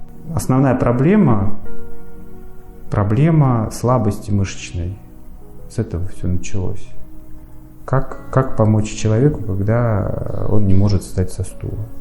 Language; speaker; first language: Russian; native; Russian